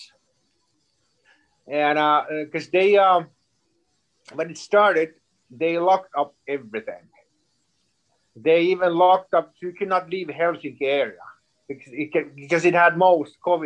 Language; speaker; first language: English; non-native, fluent; Swedish